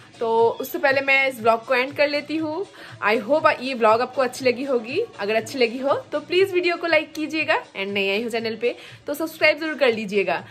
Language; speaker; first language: Hindi; non-native, local second language; Bangla